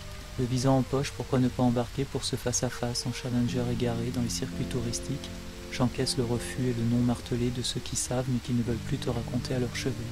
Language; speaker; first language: French; native; French